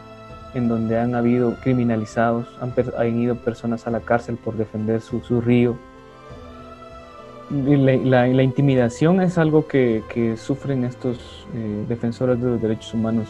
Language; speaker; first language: Spanish; native; Spanish